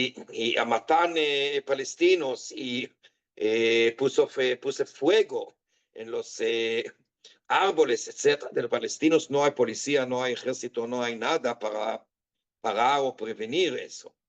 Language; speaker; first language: Spanish; non-native, fluent; Hebrew